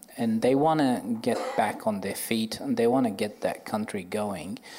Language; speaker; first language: English; non-native, fluent; Arabic